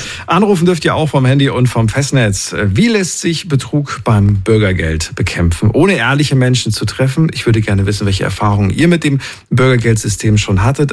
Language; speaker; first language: German; native; German